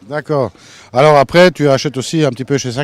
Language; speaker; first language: French; native; French